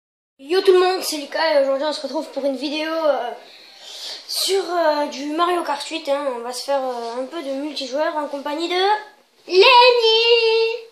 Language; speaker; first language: French; native; French